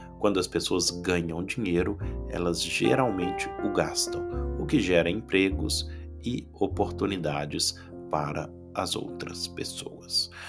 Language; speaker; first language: Portuguese; native; Portuguese